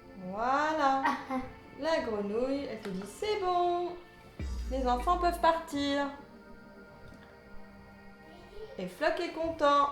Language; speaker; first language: French; native; French